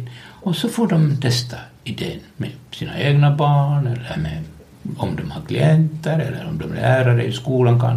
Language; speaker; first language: Swedish; non-native, local second language; Finnish